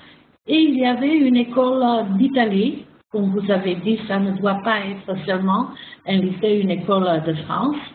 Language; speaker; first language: French; non-native, fluent; Macedonian